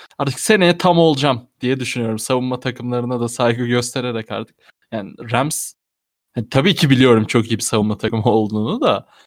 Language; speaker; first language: Turkish; native; Turkish